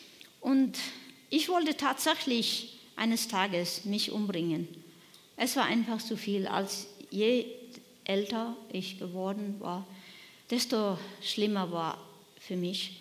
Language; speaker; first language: German; non-native, learner; Nepali